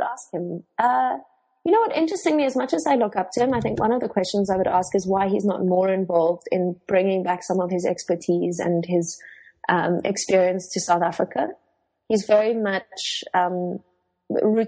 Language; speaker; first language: English; non-native, local second language; Afrikaans